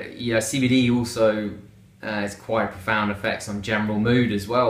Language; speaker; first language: English; native; English